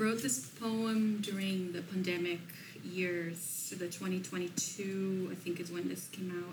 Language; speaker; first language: English; non-native, fluent; Portuguese